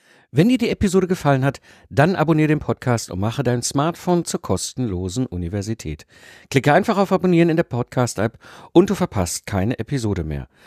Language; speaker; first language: German; native; German